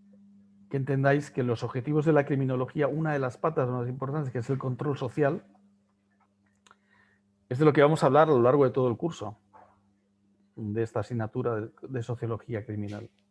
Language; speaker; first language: Spanish; native; Spanish